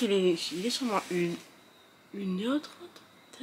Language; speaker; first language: French; native; French